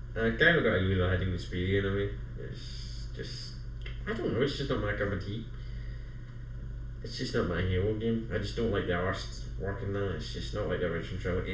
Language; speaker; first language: English; native; English